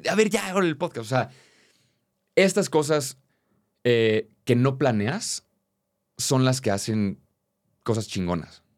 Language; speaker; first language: Spanish; native; Spanish